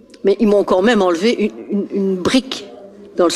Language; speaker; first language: French; native; French